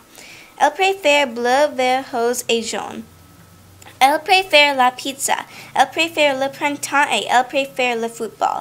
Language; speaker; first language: French; non-native, learner; English